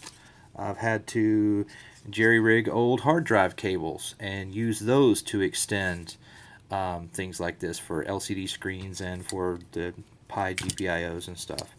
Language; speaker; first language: English; native; English